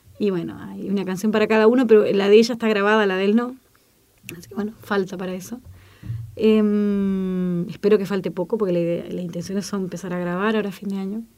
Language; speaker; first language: Spanish; native; Spanish